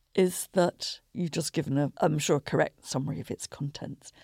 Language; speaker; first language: English; native; English